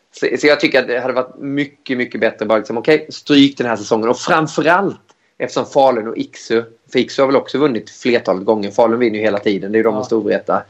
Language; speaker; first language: Swedish; native; Swedish